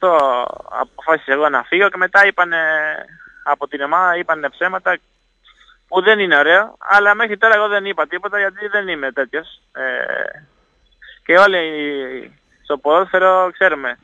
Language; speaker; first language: Greek; non-native, fluent; Italian